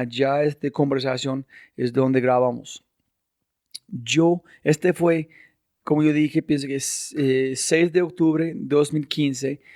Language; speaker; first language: Spanish; non-native, fluent; English